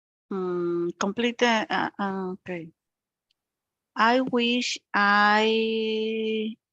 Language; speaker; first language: English; non-native, learner; Spanish